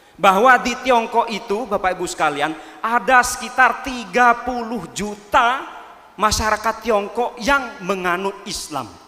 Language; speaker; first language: Indonesian; non-native, local second language; Madurese